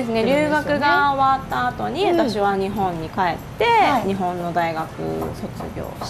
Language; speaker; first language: Japanese; native; Japanese